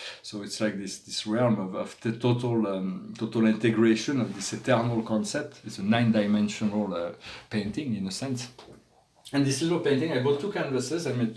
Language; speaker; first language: English; non-native, fluent; French